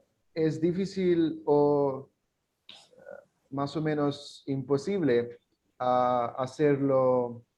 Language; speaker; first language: Spanish; non-native, learner; English